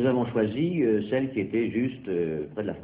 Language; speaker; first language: French; native; French